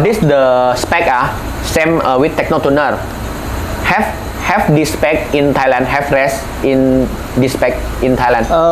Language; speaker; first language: English; non-native, learner; Indonesian